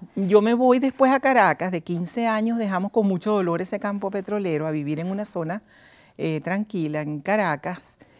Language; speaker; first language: Spanish; native; Spanish